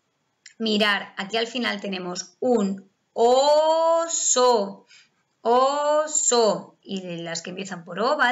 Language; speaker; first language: Spanish; native; Spanish